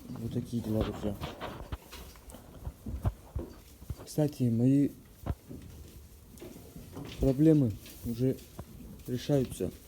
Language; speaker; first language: Russian; non-native, local second language; Ossetic